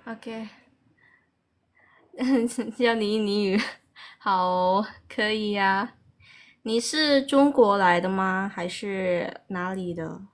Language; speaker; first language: Chinese; early bilingual, heritage; Chinese